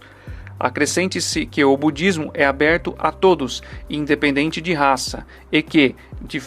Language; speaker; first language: Portuguese; native; Portuguese